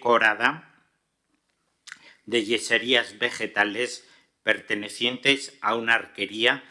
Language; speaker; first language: Spanish; native; Spanish